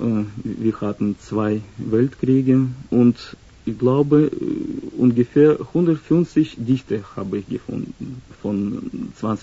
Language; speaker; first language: German; non-native, learner; Russian